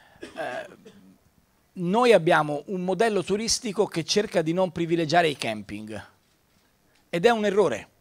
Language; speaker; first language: Italian; native; Italian